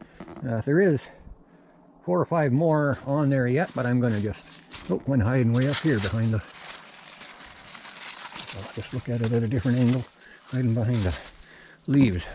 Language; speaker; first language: English; native; English